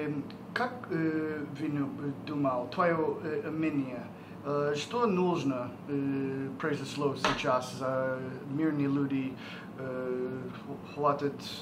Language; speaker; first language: Russian; non-native, learner; English